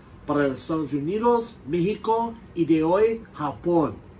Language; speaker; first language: Spanish; non-native, learner; English